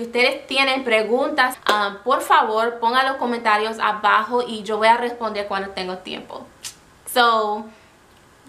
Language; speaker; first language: Spanish; non-native, fluent; English